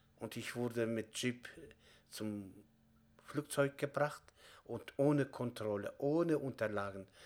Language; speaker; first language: German; non-native, fluent; Kazakh